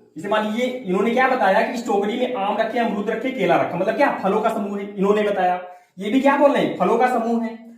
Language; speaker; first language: Hindi; native; Hindi